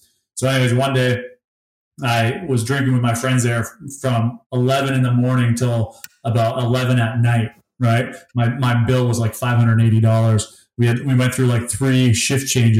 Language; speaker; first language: English; native; English